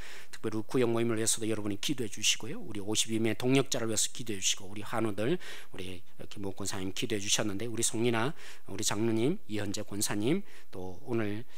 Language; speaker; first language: Korean; native; Korean